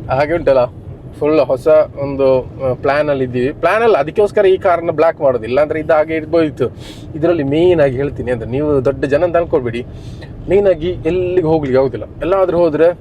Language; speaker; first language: Kannada; non-native, local second language; Malayalam